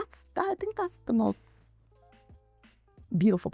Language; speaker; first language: English; native; English